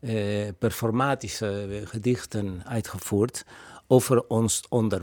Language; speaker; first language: Dutch; non-native, fluent; Spanish